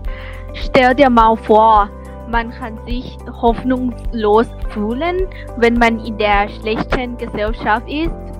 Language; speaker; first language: German; non-native, learner; Thai